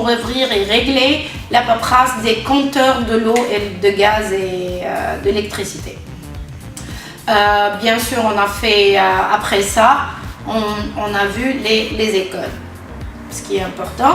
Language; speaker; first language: French; non-native, local second language; Arabic